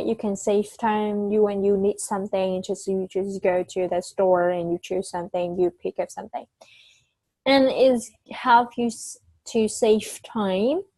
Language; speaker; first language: English; non-native, fluent; Vietnamese